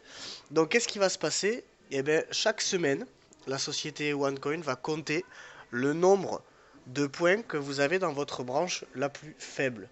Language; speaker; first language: French; native; French